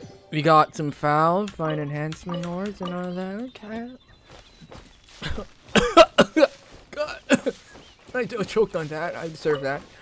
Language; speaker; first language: English; non-native, local second language; Filipino